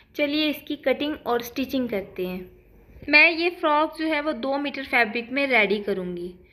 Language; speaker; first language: Urdu; native; Urdu